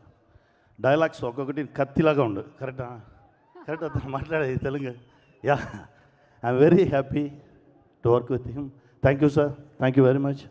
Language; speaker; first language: Telugu; non-native, learner; Tamil